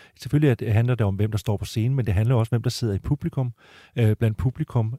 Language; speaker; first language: Danish; native; Danish